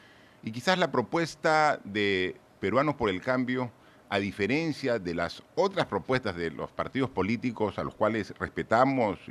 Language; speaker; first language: Spanish; native; Spanish